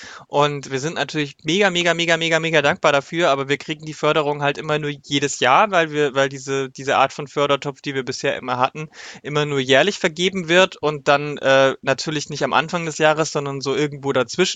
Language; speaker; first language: German; native; German